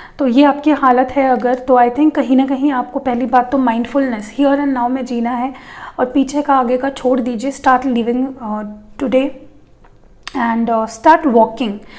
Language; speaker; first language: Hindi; non-native, local second language; Marathi